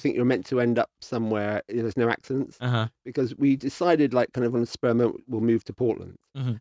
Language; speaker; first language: English; native; English